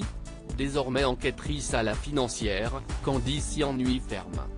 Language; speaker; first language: French; native; French